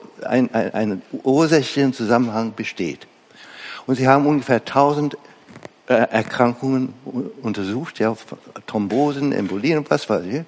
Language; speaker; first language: German; non-native, fluent; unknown